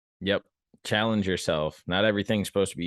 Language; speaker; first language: English; native; English